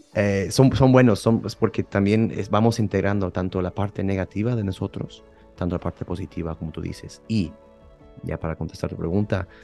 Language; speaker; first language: Spanish; early bilingual, heritage; Spanish